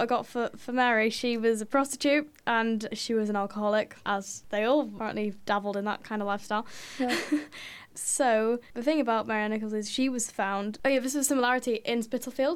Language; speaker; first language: English; native; English